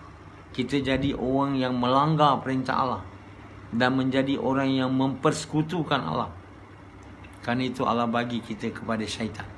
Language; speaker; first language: Malay; native; Malay